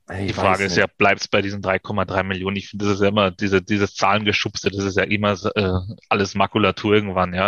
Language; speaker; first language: German; native; German